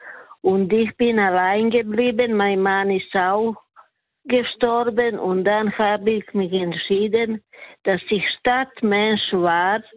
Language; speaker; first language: German; non-native, learner; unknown